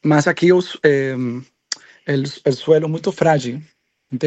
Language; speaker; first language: Portuguese; non-native, learner; Spanish